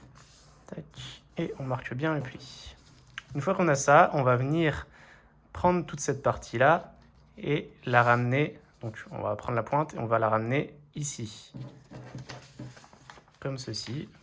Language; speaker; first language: French; native; French